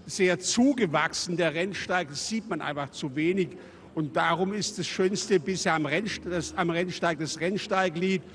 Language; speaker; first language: German; native; German